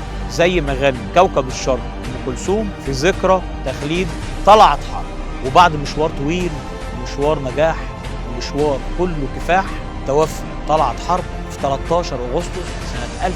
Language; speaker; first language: Arabic; native; Arabic